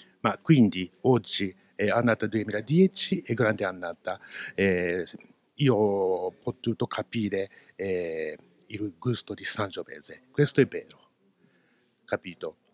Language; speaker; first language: Italian; non-native, learner; Japanese